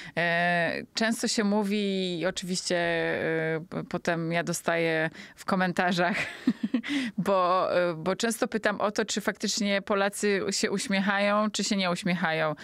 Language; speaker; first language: Polish; native; Polish